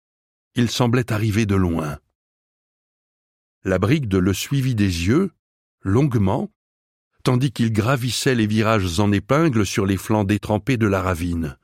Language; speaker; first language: French; native; French